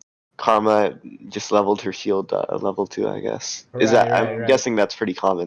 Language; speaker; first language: English; native; English